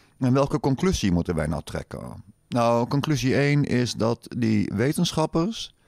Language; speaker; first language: Dutch; native; Dutch